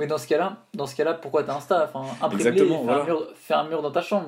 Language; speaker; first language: French; native; French